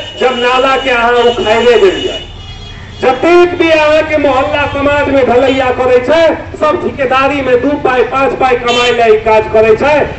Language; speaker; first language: Maithili; native; Maithili